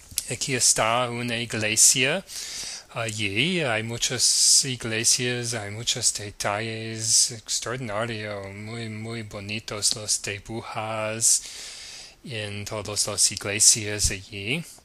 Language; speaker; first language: Spanish; non-native, learner; English